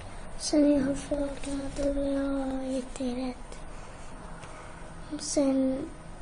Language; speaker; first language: Swedish; early bilingual, other home language; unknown